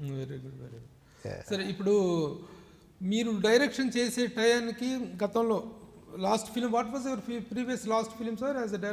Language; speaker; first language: Telugu; native; Telugu